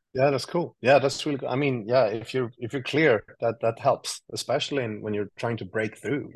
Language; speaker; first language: English; non-native, fluent; Swedish